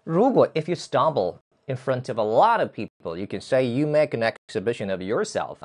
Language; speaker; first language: English; non-native, fluent; Chinese